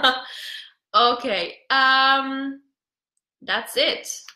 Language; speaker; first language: German; native; German